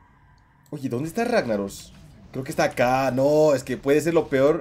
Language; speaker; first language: Spanish; native; Spanish